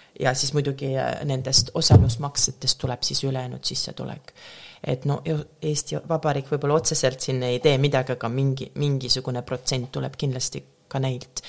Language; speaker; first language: Estonian; native; Estonian